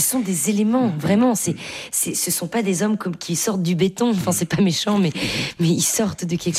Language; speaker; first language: French; native; French